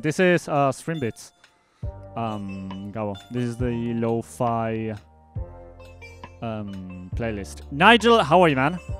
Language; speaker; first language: English; non-native, fluent; Spanish